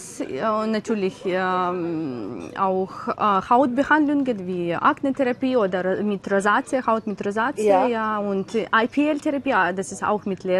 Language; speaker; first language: German; non-native, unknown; Ukrainian